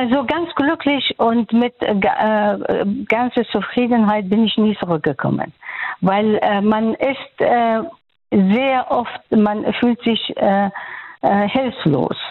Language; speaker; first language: German; non-native, fluent; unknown